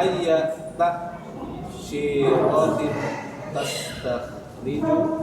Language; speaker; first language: Arabic; non-native, learner; Indonesian